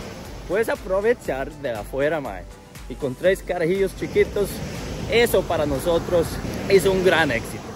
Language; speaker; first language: Spanish; non-native, fluent; English